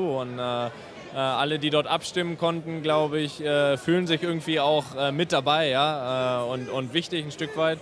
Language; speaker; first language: German; native; German